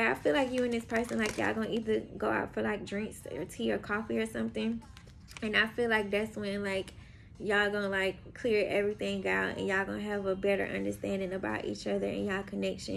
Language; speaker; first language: English; native; English